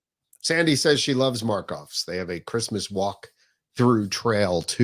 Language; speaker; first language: English; native; English